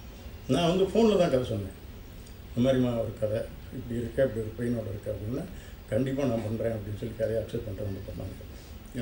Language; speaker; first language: Tamil; native; Tamil